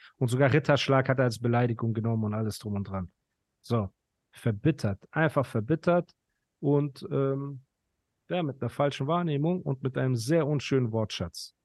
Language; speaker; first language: German; early bilingual, other home language; Persian